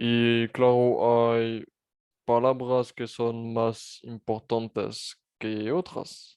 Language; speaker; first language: Spanish; non-native, fluent; French